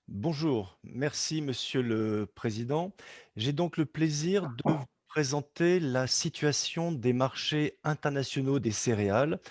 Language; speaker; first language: French; native; French